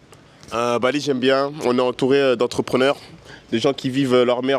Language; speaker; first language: French; native; French